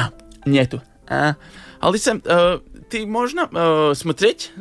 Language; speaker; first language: Russian; non-native, learner; Latvian